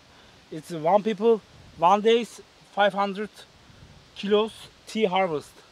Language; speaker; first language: English; non-native, learner; Turkish